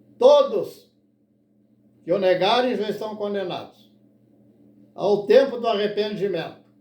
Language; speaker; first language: Portuguese; native; Portuguese